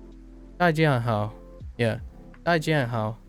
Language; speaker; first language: Chinese; non-native, learner; English